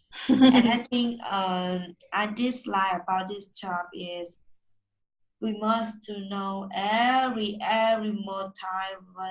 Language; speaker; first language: English; non-native, learner; Vietnamese